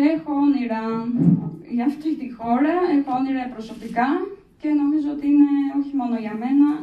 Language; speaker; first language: Greek; early bilingual, other home language; Albanian